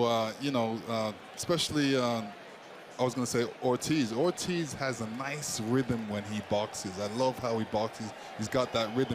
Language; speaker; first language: English; native; English